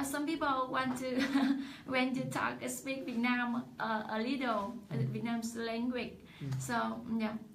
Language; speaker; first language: English; non-native, learner; Vietnamese